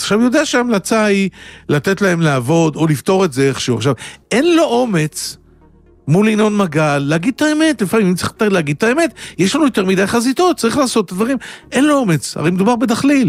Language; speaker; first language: Hebrew; native; Hebrew